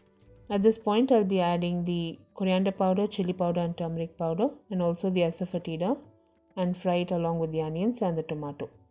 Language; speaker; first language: English; non-native, local second language; Tamil